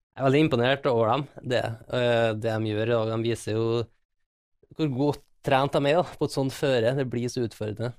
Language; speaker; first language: Norwegian; native; Norwegian